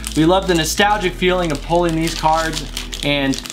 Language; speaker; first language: English; native; English